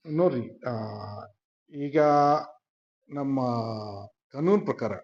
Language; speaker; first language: Kannada; non-native, fluent; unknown